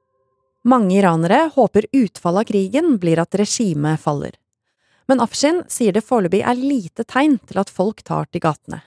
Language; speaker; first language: Norwegian; native; Norwegian